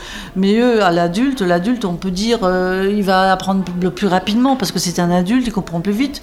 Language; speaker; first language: French; native; French